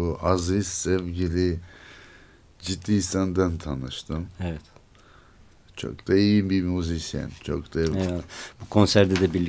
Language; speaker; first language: Turkish; non-native, learner; Armenian